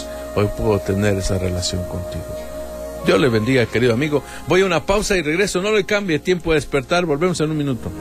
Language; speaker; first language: Spanish; native; Spanish